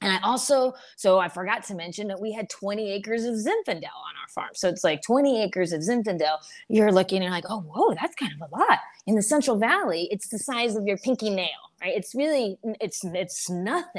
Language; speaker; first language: English; native; English